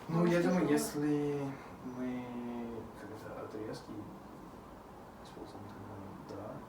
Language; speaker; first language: Russian; non-native, fluent; English